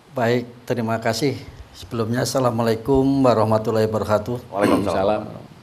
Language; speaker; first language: Indonesian; non-native, local second language; Javanese